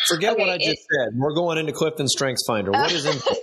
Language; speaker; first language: English; native; English